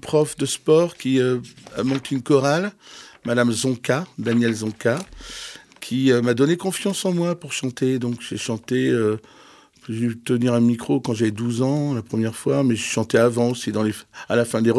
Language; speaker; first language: French; native; French